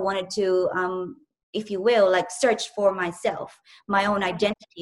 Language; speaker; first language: English; non-native, local second language; Cebuano